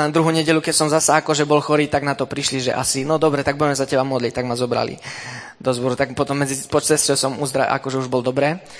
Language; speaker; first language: Slovak; early bilingual, heritage; Slovak